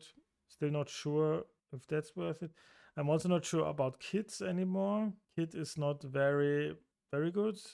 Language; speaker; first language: English; non-native, fluent; German